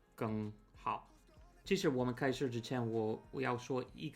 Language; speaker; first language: Chinese; non-native, learner; English